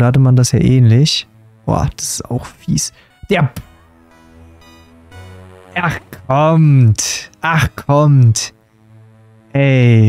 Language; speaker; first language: German; native; German